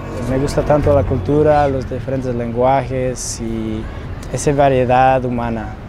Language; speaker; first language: Spanish; early bilingual, heritage; Spanish